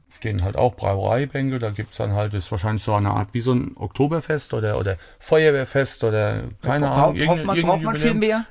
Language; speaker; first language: German; native; German